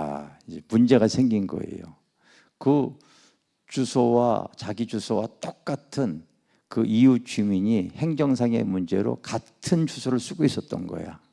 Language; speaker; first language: Korean; native; Korean